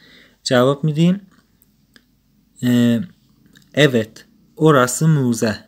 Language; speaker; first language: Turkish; non-native, fluent; Persian